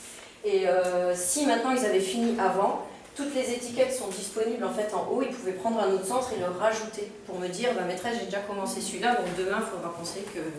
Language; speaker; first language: French; native; French